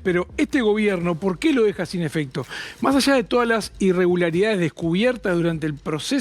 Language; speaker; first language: Spanish; native; Spanish